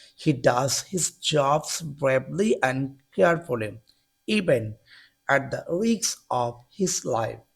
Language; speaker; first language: English; non-native, local second language; Bangla